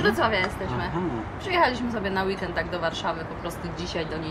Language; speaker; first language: Polish; native; Polish